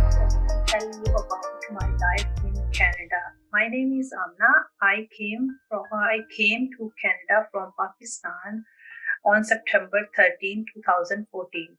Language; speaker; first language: English; non-native, learner; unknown